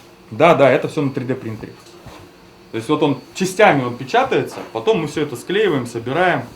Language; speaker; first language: Russian; native; Russian